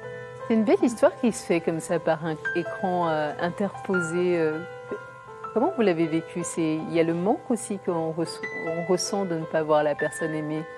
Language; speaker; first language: French; native; French